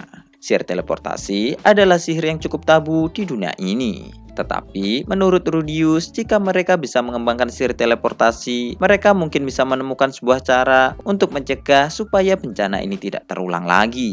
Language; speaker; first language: Indonesian; native; Indonesian